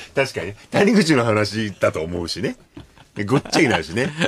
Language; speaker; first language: Japanese; native; Japanese